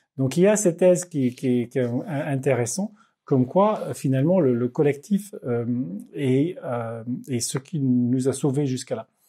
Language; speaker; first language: French; non-native, fluent; Dutch